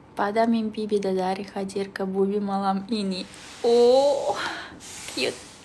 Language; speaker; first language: Indonesian; non-native, learner; Russian